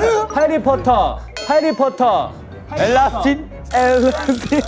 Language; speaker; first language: Korean; native; Korean